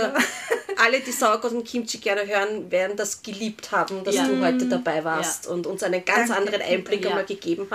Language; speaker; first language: German; native; German